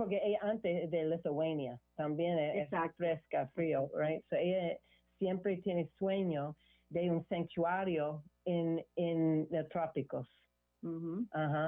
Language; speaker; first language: Spanish; non-native, learner; English